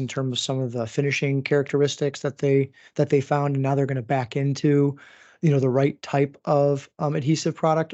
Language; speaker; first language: English; native; English